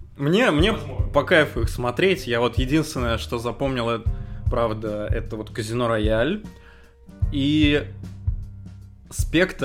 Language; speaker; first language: Russian; native; Russian